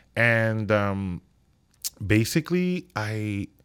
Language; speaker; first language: English; non-native, fluent; Spanish